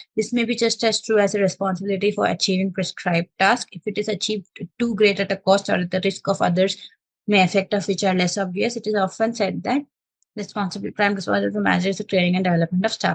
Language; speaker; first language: English; non-native, local second language; Malayalam